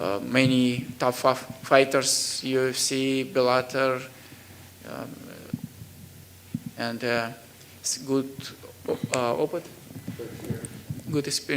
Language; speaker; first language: English; non-native, learner; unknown